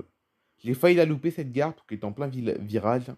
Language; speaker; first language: French; native; French